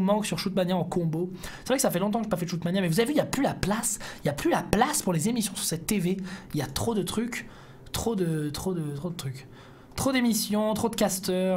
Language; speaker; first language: French; native; French